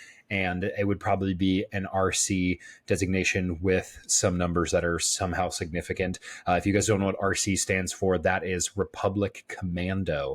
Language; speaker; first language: English; native; English